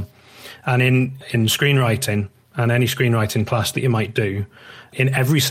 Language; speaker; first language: English; native; English